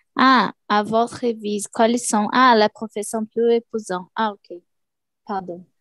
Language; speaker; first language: French; non-native, learner; Portuguese